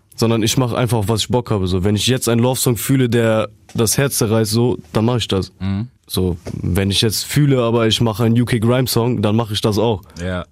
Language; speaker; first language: German; native; German